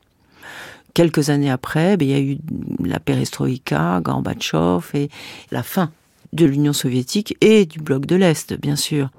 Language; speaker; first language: French; native; French